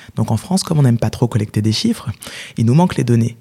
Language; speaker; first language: French; native; French